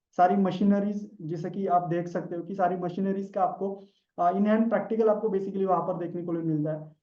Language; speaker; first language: Hindi; non-native, local second language; Marathi